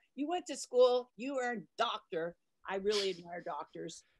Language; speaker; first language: English; native; English